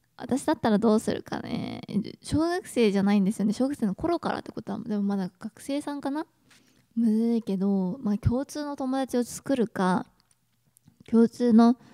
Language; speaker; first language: Japanese; native; Japanese